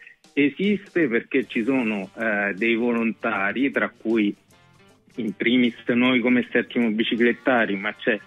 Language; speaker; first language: Italian; native; Italian